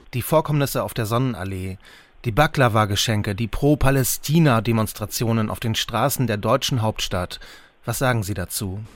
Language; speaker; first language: German; native; German